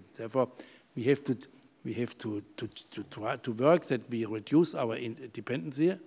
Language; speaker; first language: English; non-native, fluent; German